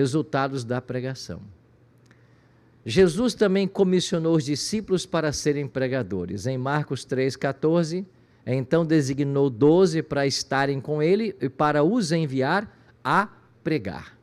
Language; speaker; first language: Portuguese; native; Portuguese